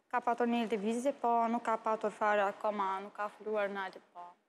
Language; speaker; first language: Albanian; non-native, learner; Arabic